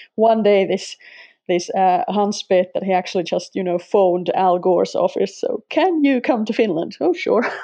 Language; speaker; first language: English; non-native, fluent; Finnish